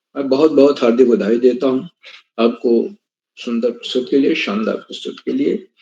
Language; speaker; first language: Hindi; native; Hindi